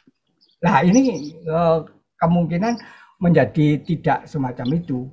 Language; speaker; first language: Indonesian; native; Indonesian